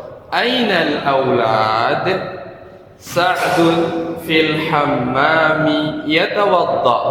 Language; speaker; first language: Arabic; non-native, fluent; Indonesian